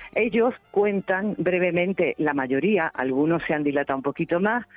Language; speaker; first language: Spanish; native; Spanish